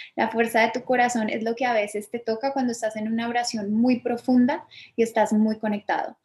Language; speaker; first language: Spanish; early bilingual, other home language; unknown